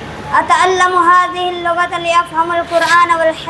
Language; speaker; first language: Arabic; non-native, learner; Urdu